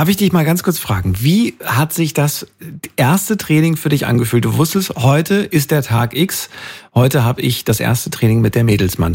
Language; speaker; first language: German; native; German